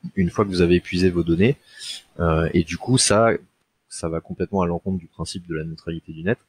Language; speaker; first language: French; native; French